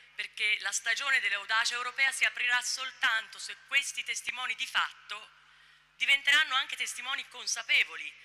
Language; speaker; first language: Italian; native; Italian